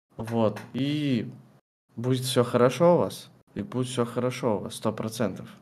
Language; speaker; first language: Russian; native; Russian